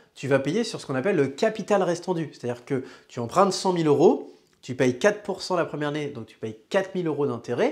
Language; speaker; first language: French; native; French